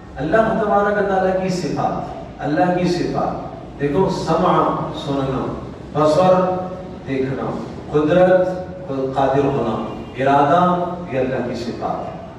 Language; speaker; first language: Urdu; native; Urdu